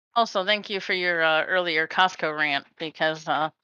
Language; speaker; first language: English; native; English